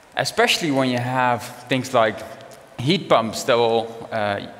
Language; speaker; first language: English; non-native, fluent; Dutch